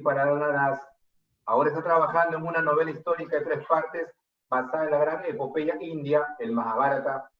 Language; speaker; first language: Spanish; native; Spanish